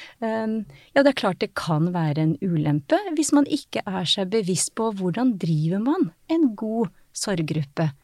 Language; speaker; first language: Norwegian; native; Norwegian